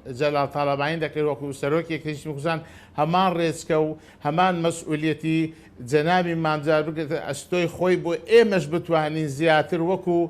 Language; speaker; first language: Central Kurdish; non-native, local second language; Azerbaijani